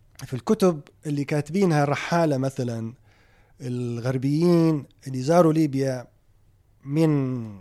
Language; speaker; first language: Arabic; native; Arabic